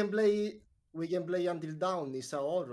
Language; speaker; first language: English; non-native, learner; Italian